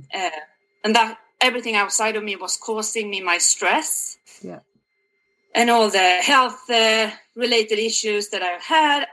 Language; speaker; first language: English; non-native, fluent; Swedish